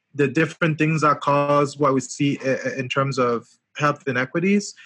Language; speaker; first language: English; non-native, local second language; French